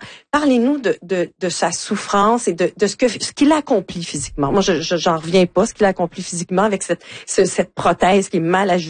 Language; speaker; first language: French; native; French